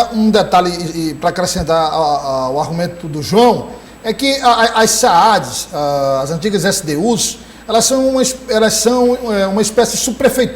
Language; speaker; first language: Portuguese; native; Portuguese